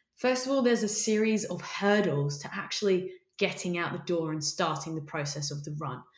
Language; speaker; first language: English; native; English